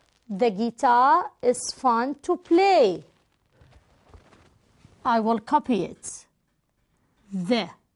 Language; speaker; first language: English; non-native, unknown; Arabic